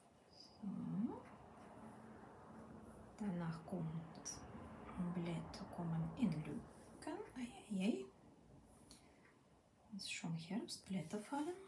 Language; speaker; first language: German; non-native, fluent; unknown